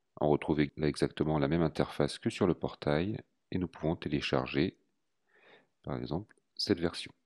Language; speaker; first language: French; native; French